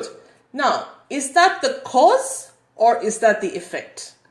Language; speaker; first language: English; native; English